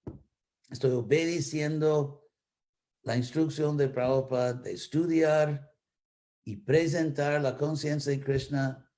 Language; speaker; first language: Spanish; non-native, fluent; English